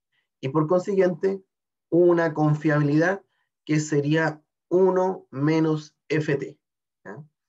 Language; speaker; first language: Spanish; native; Spanish